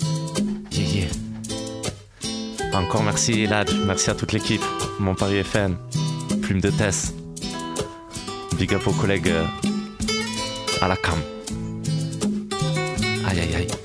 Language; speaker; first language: French; native; French